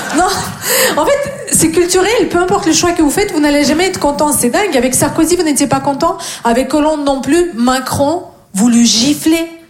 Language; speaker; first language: French; non-native, fluent; Russian